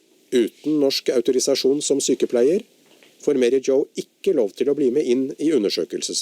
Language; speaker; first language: Norwegian; native; Norwegian